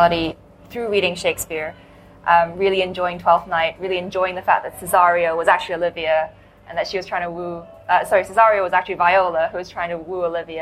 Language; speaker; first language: English; non-native, local second language; Cantonese